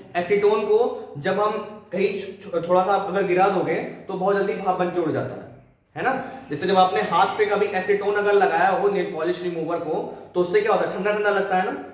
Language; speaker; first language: Hindi; native; Hindi